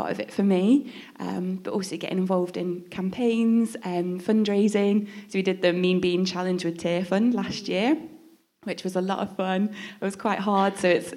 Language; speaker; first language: English; native; English